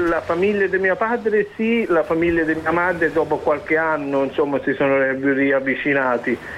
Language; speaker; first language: Italian; non-native, fluent; English